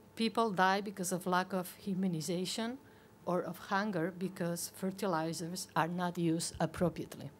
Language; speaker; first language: English; non-native, fluent; Catalan